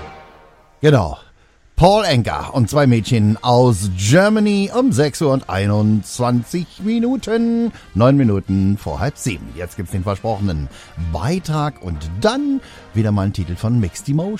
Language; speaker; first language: German; native; German